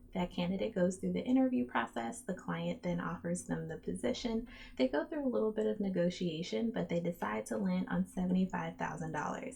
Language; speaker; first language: English; native; English